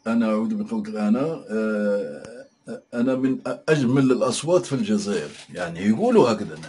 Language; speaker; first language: Arabic; native; Arabic